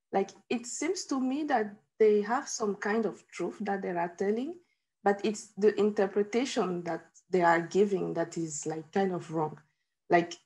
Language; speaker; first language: English; non-native, fluent; Chinese